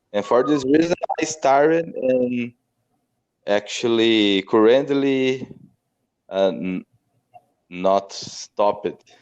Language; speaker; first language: English; non-native, learner; Portuguese